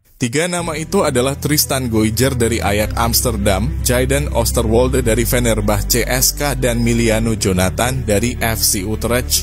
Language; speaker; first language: Indonesian; native; Indonesian